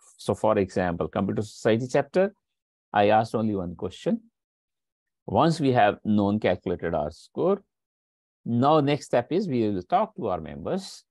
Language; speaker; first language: English; non-native, local second language; Hindi